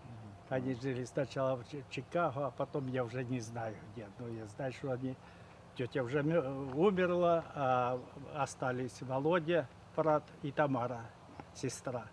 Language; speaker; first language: Russian; native; Russian